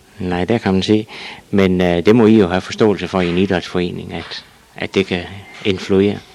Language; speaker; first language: Danish; native; Danish